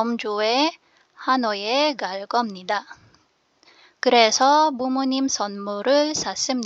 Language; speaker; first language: Korean; non-native, fluent; Filipino